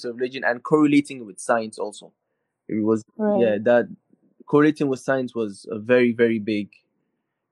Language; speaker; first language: English; non-native, local second language; Hausa